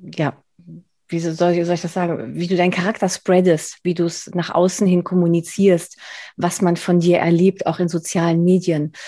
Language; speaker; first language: German; non-native, fluent; Spanish